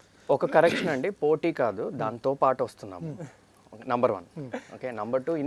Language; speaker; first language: Telugu; native; Telugu